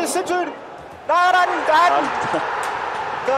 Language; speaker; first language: Danish; native; Danish